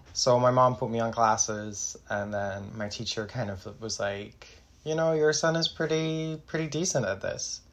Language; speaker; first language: English; non-native, fluent; Dutch